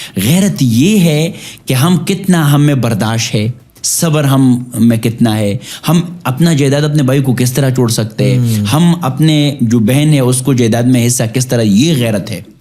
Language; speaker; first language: Urdu; non-native, local second language; Pashto